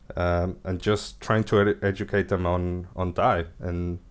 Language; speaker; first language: English; early bilingual, other home language; Spanish